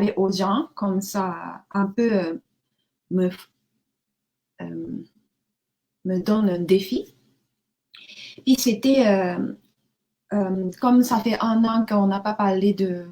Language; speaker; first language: French; non-native, learner; Japanese